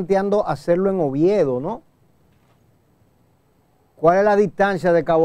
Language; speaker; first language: Spanish; native; Spanish